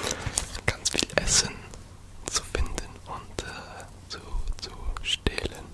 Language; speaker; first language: German; non-native, learner; English